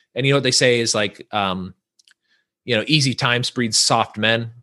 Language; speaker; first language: English; native; English